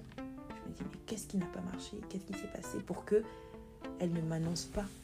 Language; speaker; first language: French; native; French